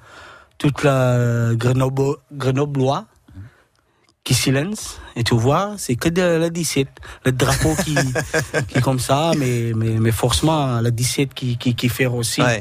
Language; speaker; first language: French; non-native, learner; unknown